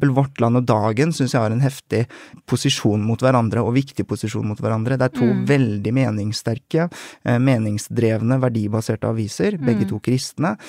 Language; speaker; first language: Norwegian; early bilingual, other home language; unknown